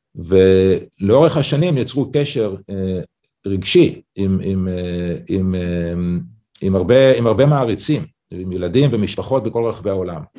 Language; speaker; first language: Hebrew; native; Hebrew